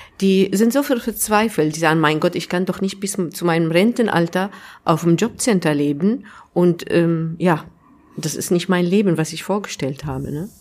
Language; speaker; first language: German; non-native, fluent; Arabic